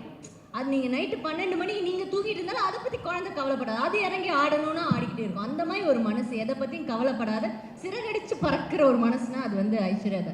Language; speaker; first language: Tamil; native; Tamil